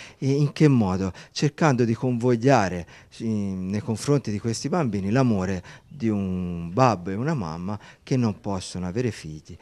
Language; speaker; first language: Italian; native; Italian